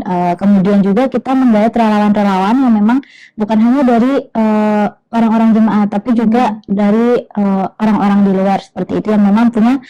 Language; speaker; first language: Indonesian; native; Indonesian